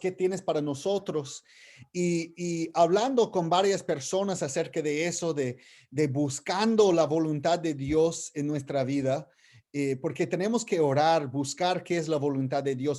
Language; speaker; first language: Spanish; non-native, fluent; English